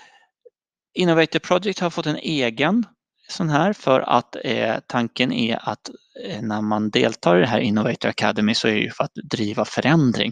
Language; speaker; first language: Swedish; native; Swedish